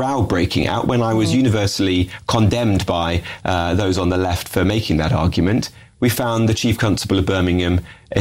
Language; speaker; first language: English; native; English